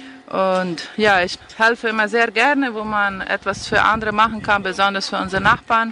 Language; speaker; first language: German; non-native, local second language; Spanish